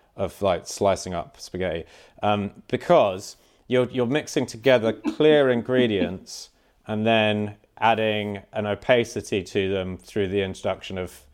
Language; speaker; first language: English; native; English